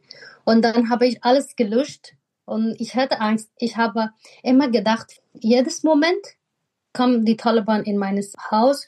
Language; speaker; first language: German; non-native, fluent; Persian